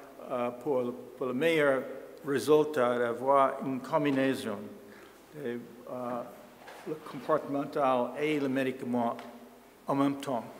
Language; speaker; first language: French; non-native, learner; English